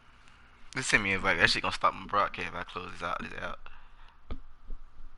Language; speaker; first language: English; native; English